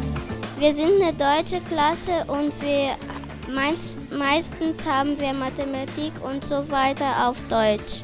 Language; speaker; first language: German; early bilingual, heritage; German